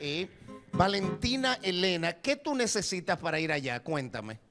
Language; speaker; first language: Spanish; native; Spanish